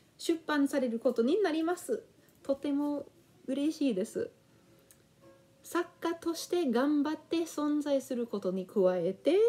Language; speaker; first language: Japanese; non-native, learner; English